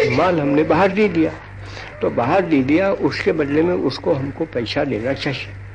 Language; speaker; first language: Hindi; non-native, local second language; Gujarati